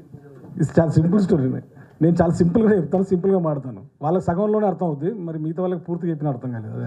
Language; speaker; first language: Telugu; native; Telugu